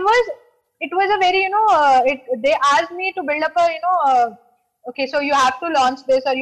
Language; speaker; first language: English; non-native, local second language; Hindi